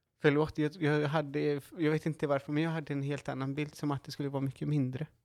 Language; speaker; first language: Swedish; non-native, fluent; Spanish